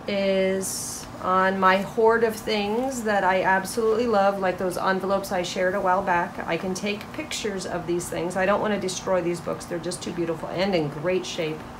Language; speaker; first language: English; native; English